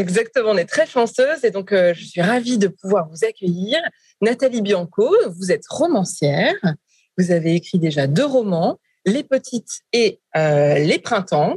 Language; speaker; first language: French; native; French